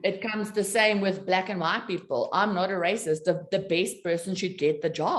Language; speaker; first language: English; native; English